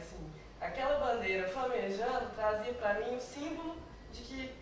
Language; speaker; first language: Portuguese; native; Portuguese